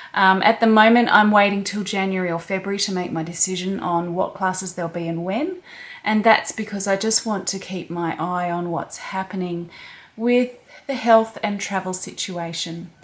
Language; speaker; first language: English; native; English